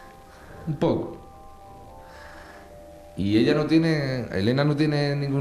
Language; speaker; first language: Spanish; native; Spanish